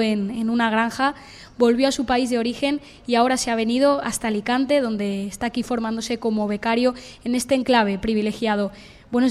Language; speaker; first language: Spanish; native; Spanish